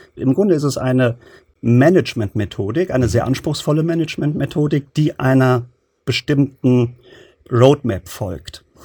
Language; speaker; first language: German; early bilingual, other home language; Turkish